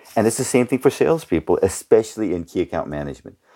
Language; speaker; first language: English; early bilingual, other home language; Japanese